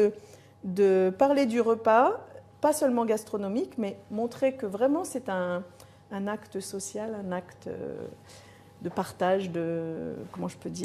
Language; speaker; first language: French; native; French